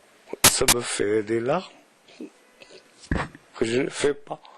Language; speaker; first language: French; non-native, local second language; Arabic